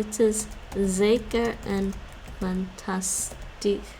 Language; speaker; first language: Dutch; non-native, learner; English